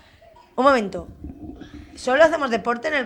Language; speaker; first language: Spanish; native; Spanish